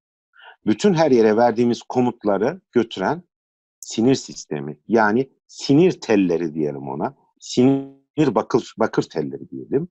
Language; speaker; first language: Turkish; native; Turkish